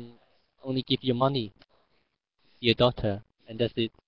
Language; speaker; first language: English; non-native, learner; Cantonese